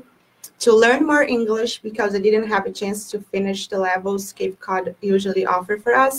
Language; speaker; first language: English; non-native, learner; Portuguese